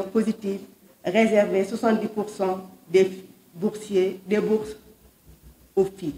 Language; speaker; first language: French; non-native, local second language; Wolof